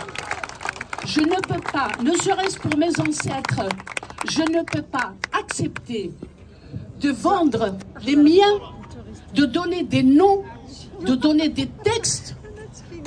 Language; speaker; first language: French; non-native, local second language; Kabyle